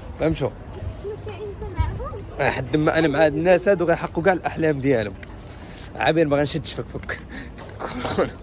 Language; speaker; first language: Arabic; native; Arabic